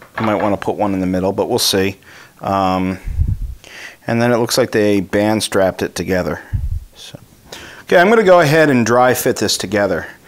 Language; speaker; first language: English; native; English